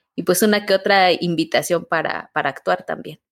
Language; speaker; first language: Spanish; native; Spanish